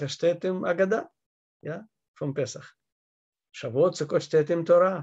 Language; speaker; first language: German; non-native, learner; Russian